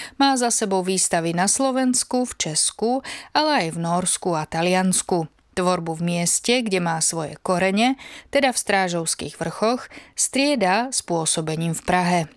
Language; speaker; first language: Slovak; native; Slovak